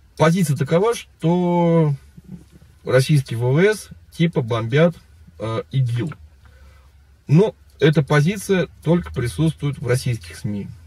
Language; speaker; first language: Russian; native; Russian